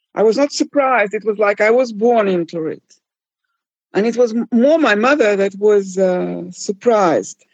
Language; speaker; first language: English; non-native, fluent; German